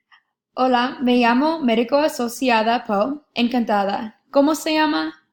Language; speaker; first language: Spanish; non-native, learner; English